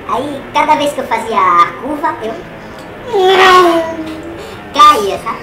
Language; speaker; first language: Portuguese; native; Portuguese